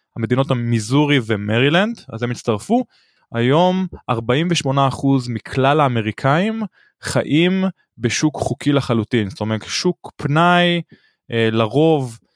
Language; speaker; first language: Hebrew; native; Hebrew